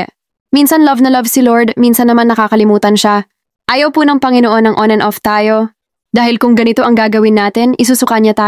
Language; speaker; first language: Filipino; native; Filipino